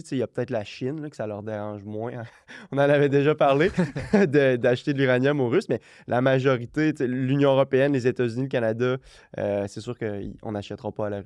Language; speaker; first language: French; native; French